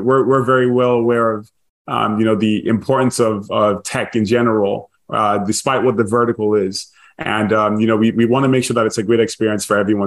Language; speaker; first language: English; non-native, local second language; Igbo